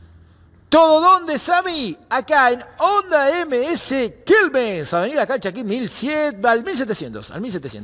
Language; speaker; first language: Spanish; native; Spanish